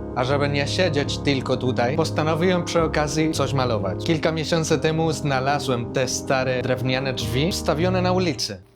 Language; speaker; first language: Polish; non-native, fluent; Spanish